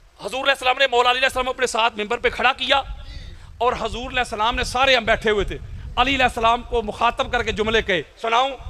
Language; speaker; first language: Urdu; non-native, local second language; Punjabi